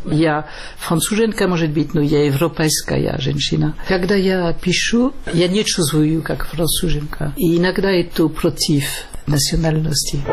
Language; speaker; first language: Russian; non-native, fluent; French